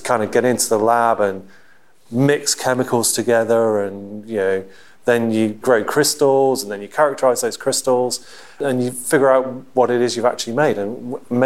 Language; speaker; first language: English; native; English